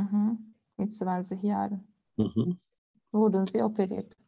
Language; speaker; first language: German; non-native, learner; Turkish